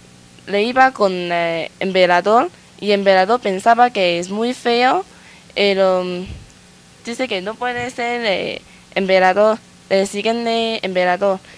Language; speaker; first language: Spanish; non-native, learner; Chinese